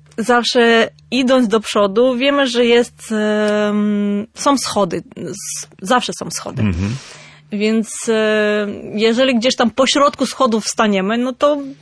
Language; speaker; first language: Polish; non-native, fluent; Armenian